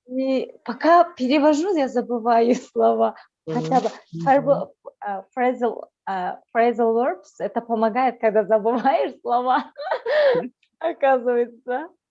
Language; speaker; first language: Russian; non-native, fluent; Turkish